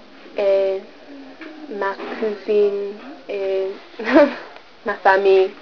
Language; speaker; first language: French; non-native, learner; English